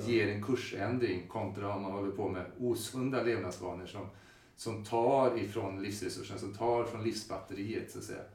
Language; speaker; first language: Swedish; native; Swedish